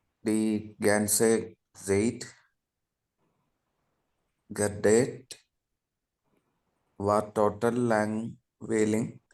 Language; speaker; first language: German; non-native, learner; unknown